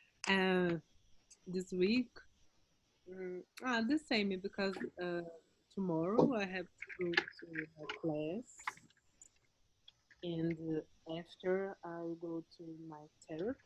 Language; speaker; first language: English; non-native, learner; Portuguese